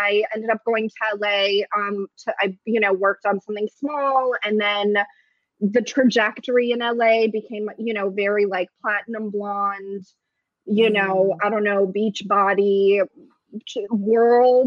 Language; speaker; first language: English; early bilingual, other home language; Russian